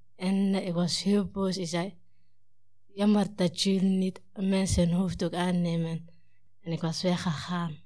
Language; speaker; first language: Dutch; non-native, learner; Somali